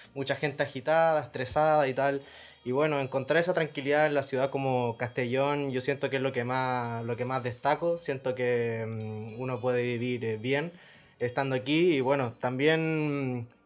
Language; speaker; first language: Spanish; native; Spanish